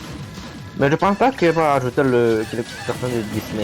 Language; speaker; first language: French; non-native, learner; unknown